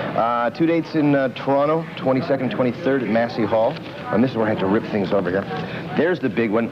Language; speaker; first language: English; native; English